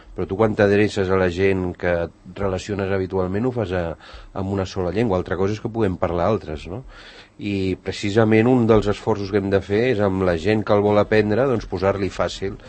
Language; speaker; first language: Catalan; native; Catalan